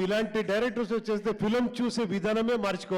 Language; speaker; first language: Telugu; non-native, local second language; Kannada